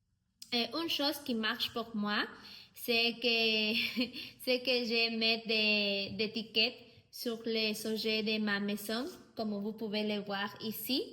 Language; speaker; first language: French; non-native, learner; Spanish